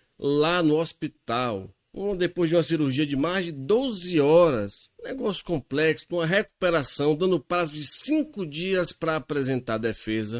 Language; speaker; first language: Portuguese; native; Portuguese